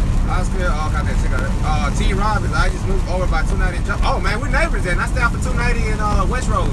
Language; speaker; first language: English; early bilingual, other home language; Spanish